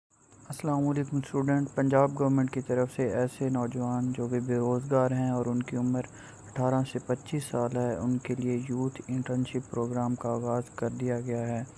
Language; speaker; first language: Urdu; non-native, local second language; Punjabi